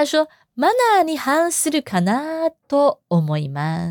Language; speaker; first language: Japanese; non-native, fluent; Chinese